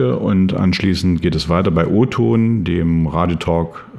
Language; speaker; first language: German; native; German